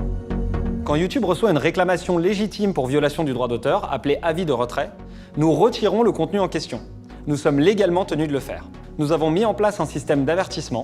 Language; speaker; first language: French; native; French